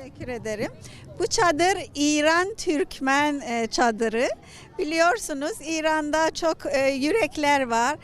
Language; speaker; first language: Turkish; non-native, fluent; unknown